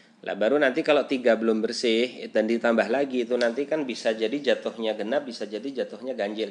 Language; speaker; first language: Indonesian; native; Indonesian